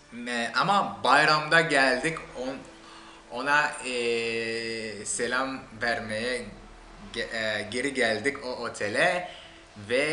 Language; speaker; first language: Turkish; non-native, fluent; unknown